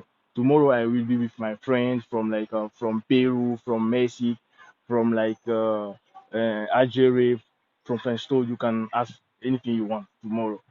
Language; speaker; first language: English; non-native, learner; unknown